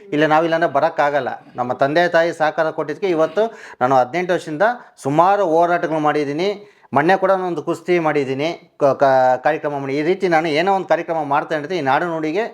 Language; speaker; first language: Kannada; native; Kannada